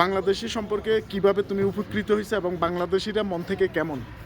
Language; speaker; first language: Bangla; native; Bangla